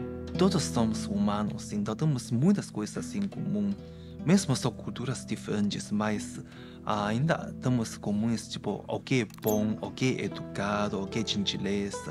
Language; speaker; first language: Portuguese; non-native, fluent; Chinese